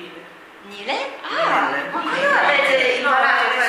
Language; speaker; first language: Italian; non-native, fluent; Chinese